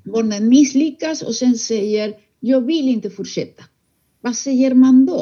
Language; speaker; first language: Swedish; non-native, fluent; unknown